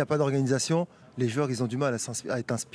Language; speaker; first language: French; native; French